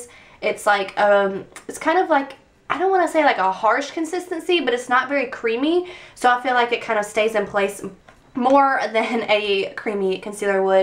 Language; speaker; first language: English; native; English